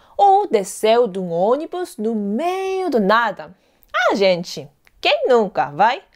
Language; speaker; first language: Portuguese; non-native, fluent; Korean